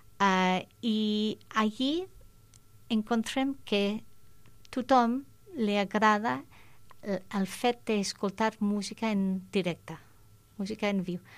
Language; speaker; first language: Catalan; non-native, fluent; English